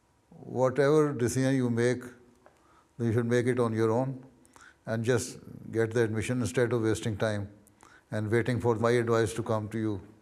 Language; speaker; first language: English; non-native, local second language; Urdu